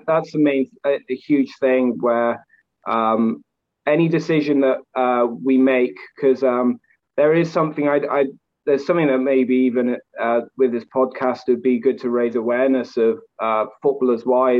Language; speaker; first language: English; native; English